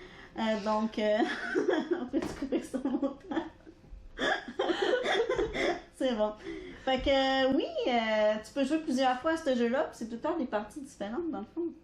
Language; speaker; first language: French; native; French